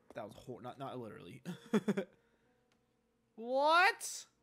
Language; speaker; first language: English; native; English